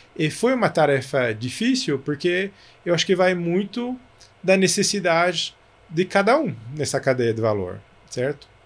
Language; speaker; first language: Portuguese; non-native, fluent; French